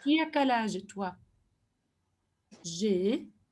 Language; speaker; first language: French; non-native, fluent; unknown